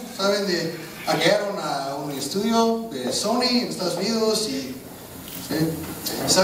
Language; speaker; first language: Spanish; non-native, fluent; English